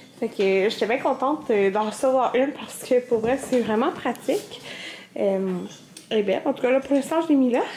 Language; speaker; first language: French; native; French